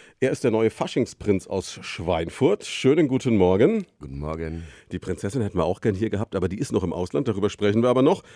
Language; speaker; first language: German; native; German